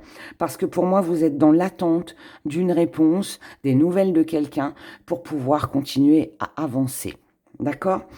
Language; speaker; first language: French; native; French